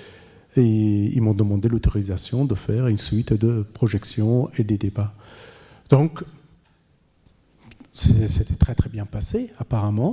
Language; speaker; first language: French; non-native, fluent; Persian